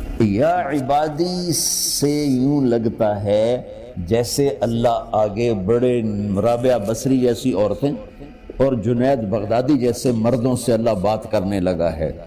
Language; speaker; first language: Urdu; non-native, local second language; Punjabi